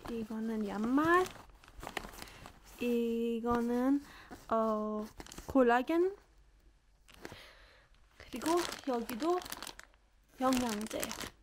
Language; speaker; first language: Korean; non-native, fluent; Persian